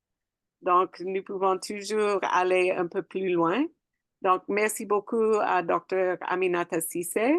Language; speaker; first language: French; non-native, fluent; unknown